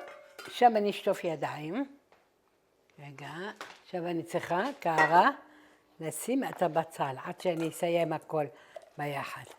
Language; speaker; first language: Hebrew; non-native, fluent; Arabic